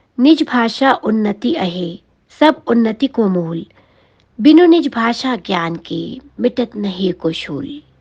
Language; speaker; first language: Hindi; native; Hindi